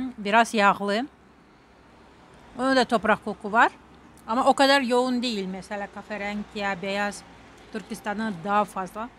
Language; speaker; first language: Turkish; non-native, learner; Russian